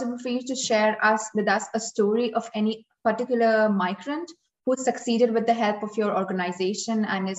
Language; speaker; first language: English; non-native, local second language; Hindi